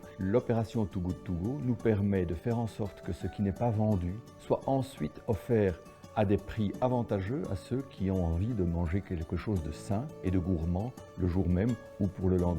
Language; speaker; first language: French; native; French